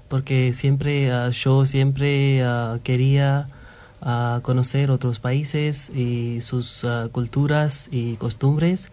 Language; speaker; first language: Spanish; non-native, fluent; Hindi